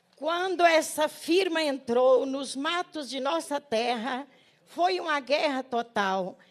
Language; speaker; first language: Portuguese; native; Portuguese